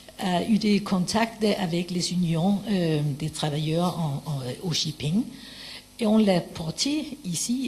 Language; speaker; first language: French; non-native, fluent; Danish